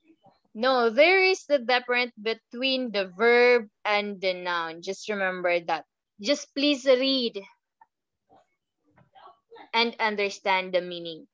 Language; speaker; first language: English; non-native, fluent; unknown